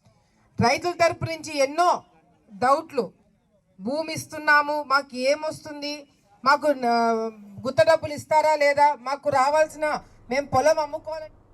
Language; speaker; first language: Telugu; native; Telugu